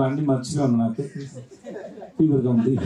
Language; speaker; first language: Telugu; non-native, learner; Tamil